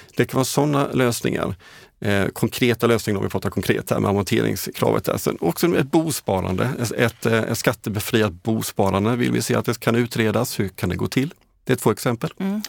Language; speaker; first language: Swedish; native; Swedish